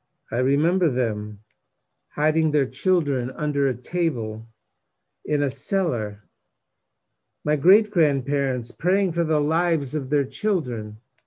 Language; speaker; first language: English; native; English